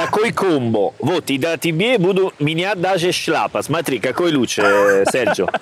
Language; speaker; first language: Russian; non-native, learner; Italian